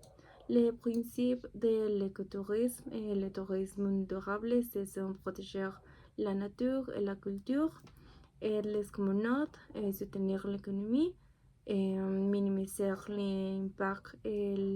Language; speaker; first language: French; non-native, learner; Spanish